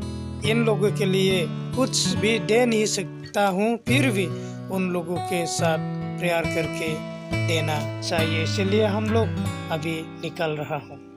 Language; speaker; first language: Hindi; non-native, local second language; Bodo